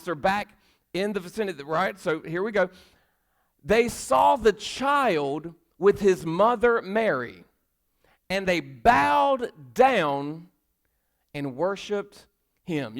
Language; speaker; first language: English; native; English